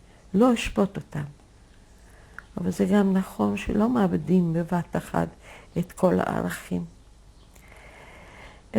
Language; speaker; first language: Hebrew; non-native, fluent; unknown